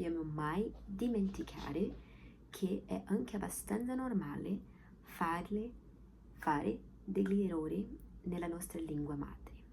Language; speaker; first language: Italian; non-native, learner; Portuguese